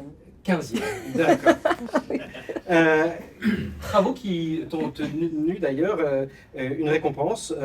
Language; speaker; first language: French; native; French